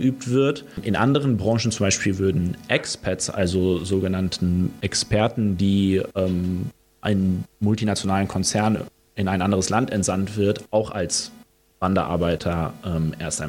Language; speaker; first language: German; early bilingual, other home language; Romanian